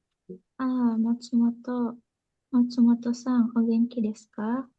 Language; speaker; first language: Japanese; non-native, learner; Indonesian